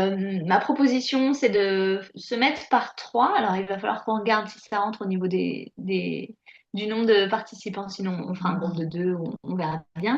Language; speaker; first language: French; native; French